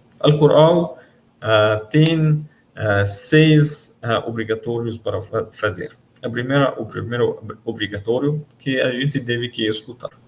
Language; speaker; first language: Portuguese; non-native, learner; Arabic